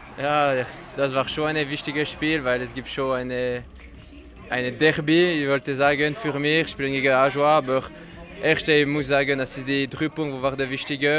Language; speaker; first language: German; non-native, local second language; French